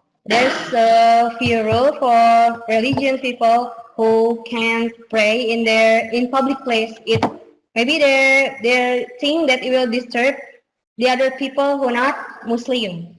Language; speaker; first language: English; non-native, learner; Indonesian